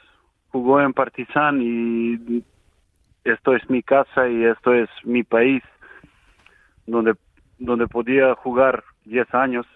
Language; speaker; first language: Spanish; non-native, learner; Serbian